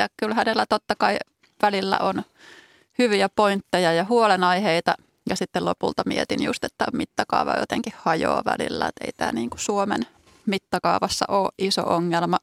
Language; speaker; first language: Finnish; native; Finnish